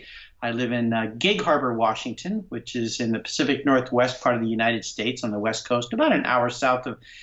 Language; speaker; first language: English; native; English